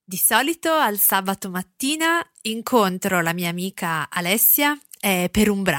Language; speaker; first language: Italian; non-native, learner; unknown